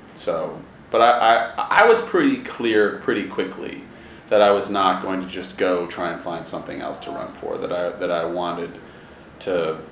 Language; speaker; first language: English; native; English